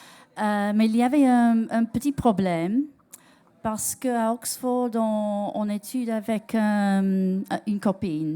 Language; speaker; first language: French; non-native, learner; English